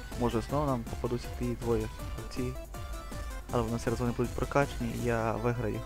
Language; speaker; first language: Ukrainian; native; Ukrainian